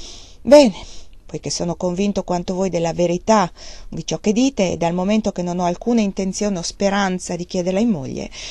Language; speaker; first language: Italian; native; Italian